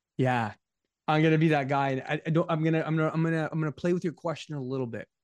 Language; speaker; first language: English; native; English